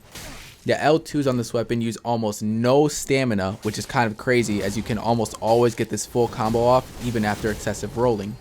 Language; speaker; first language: English; native; English